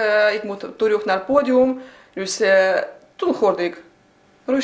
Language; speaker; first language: Dutch; non-native, fluent; Russian